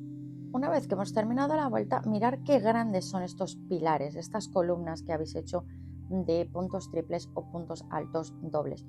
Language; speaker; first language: Spanish; native; Spanish